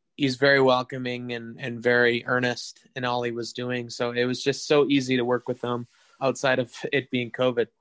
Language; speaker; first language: English; native; English